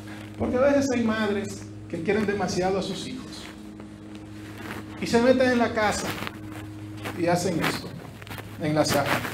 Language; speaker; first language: Spanish; native; Spanish